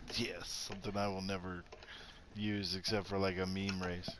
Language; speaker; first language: English; native; English